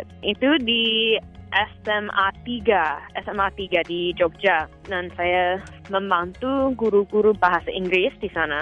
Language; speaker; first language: Indonesian; non-native, fluent; English